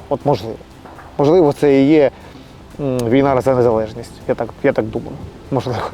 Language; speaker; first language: Ukrainian; native; Ukrainian